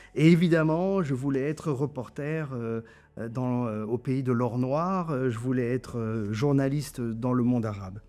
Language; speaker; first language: French; non-native, local second language; German